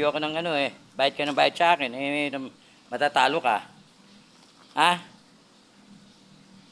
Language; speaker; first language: Filipino; native; Filipino